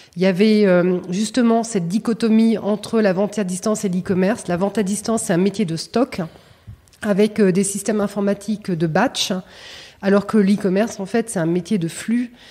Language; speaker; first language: French; native; French